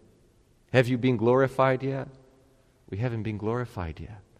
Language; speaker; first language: English; non-native, fluent; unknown